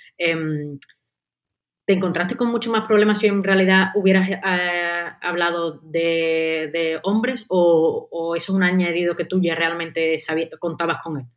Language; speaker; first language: Spanish; native; Spanish